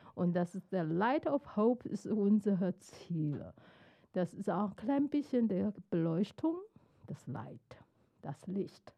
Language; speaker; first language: German; non-native, fluent; Chinese